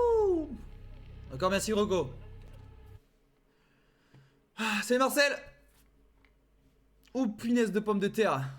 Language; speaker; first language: French; native; French